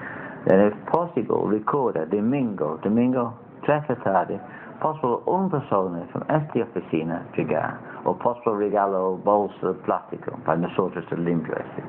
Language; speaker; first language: Spanish; non-native, learner; English